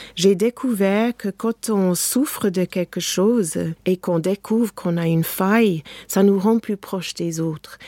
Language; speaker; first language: French; non-native, fluent; English